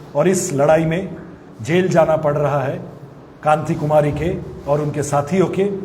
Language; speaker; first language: Hindi; non-native, local second language; Bangla